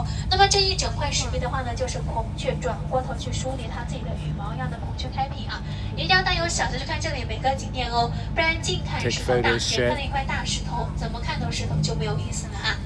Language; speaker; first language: Chinese; native; Chinese